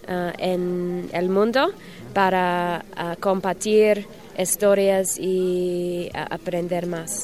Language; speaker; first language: Spanish; non-native, learner; English